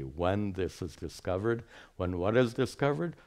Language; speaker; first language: English; native; English